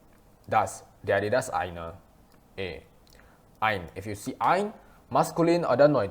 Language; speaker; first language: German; non-native, fluent; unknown